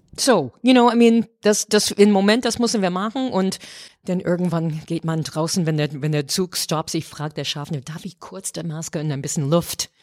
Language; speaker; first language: German; non-native, fluent; English